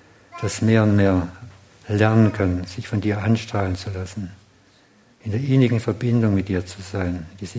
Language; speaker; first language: German; non-native, fluent; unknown